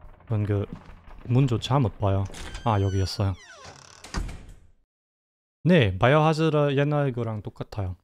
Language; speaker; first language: Korean; non-native, fluent; German